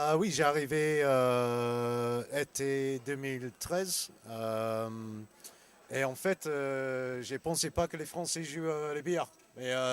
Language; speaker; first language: French; non-native, learner; English